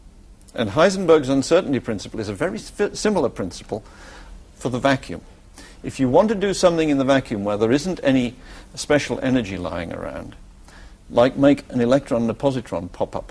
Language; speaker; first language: English; native; English